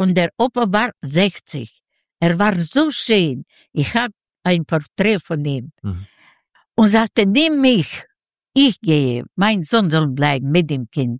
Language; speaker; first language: German; non-native, learner; Yiddish